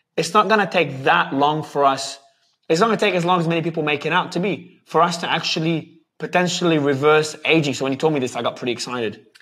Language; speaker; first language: English; native; English